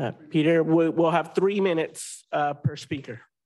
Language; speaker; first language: English; native; English